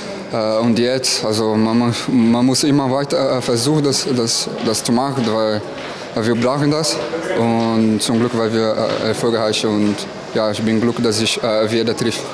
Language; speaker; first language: German; non-native, learner; Portuguese